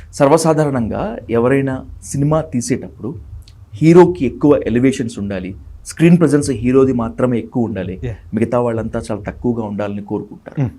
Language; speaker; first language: Telugu; native; Telugu